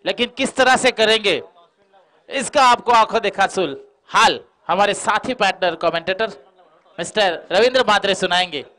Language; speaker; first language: Hindi; non-native, local second language; Marathi